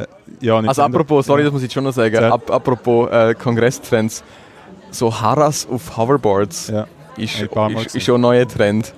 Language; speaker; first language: German; native; German